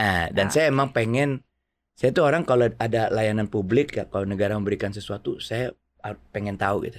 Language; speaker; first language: Indonesian; native; Indonesian